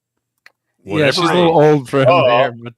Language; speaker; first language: English; native; English